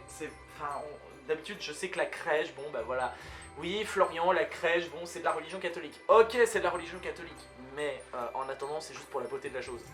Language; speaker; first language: French; native; French